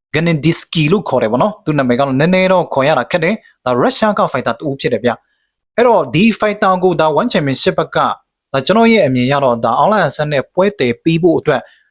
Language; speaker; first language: Burmese; native; Burmese